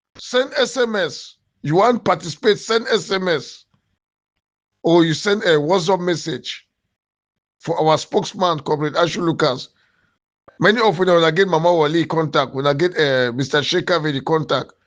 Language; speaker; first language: Nigerian Pidgin; native; Nigerian Pidgin